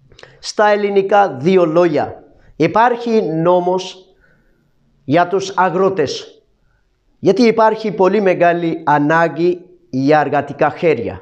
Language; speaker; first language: Greek; non-native, fluent; Urdu